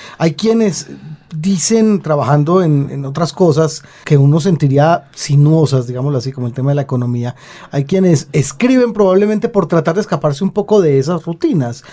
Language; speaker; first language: Spanish; native; Spanish